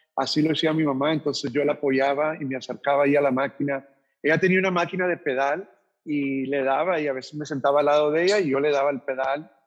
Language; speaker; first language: Spanish; native; Spanish